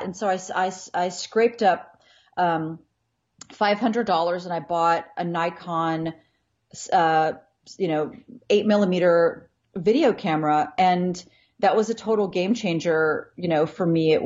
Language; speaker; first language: English; native; English